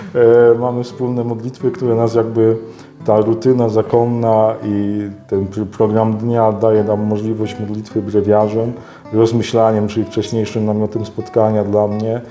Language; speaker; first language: Polish; native; Polish